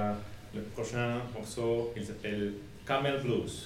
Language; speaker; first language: French; non-native, learner; Finnish